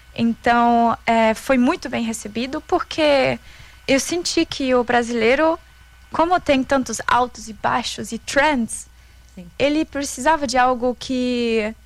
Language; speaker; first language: Portuguese; non-native, fluent; German